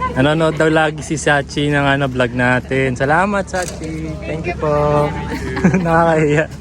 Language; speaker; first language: Filipino; native; Filipino